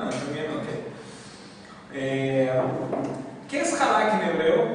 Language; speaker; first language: Spanish; non-native, fluent; Portuguese